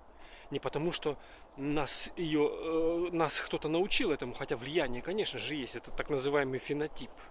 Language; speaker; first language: Russian; native; Russian